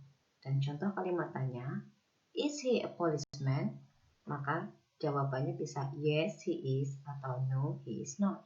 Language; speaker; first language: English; non-native, fluent; Indonesian